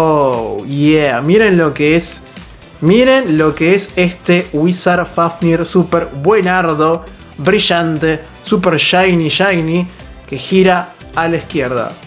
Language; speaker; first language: Spanish; native; Spanish